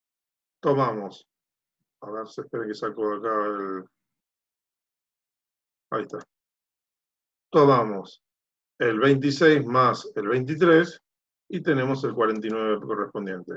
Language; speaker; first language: Spanish; native; Spanish